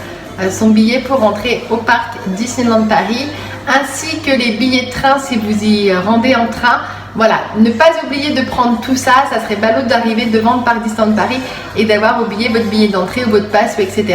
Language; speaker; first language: French; native; French